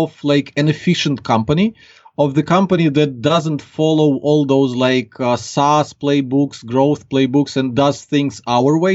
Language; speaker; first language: English; non-native, fluent; Ukrainian